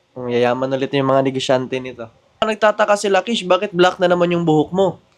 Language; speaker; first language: Filipino; native; Filipino